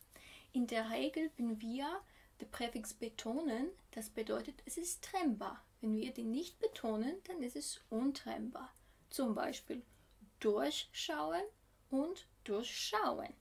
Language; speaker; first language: German; non-native, fluent; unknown